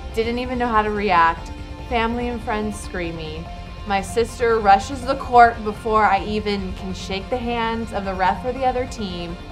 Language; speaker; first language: English; native; English